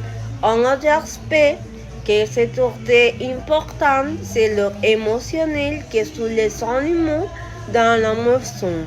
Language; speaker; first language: French; non-native, learner; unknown